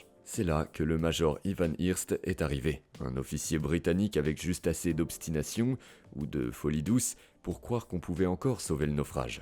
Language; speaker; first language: French; native; French